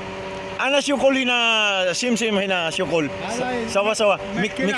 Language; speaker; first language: Arabic; non-native, learner; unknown